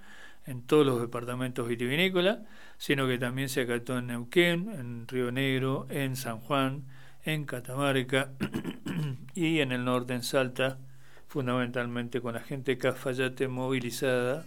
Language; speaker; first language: Spanish; native; Spanish